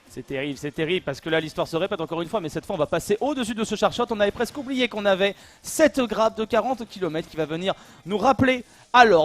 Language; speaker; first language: French; native; French